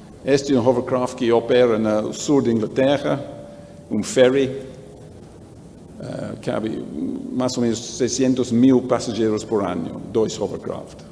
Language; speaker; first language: Portuguese; non-native, learner; English